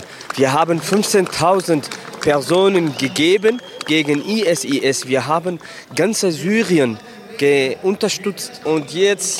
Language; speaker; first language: German; non-native, learner; Kurdish